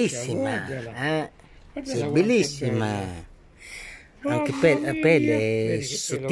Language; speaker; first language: Italian; non-native, learner; Filipino